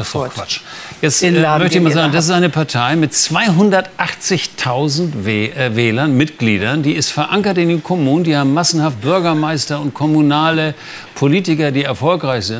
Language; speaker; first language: German; native; German